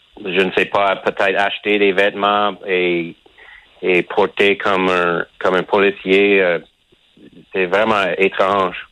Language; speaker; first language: French; non-native, local second language; English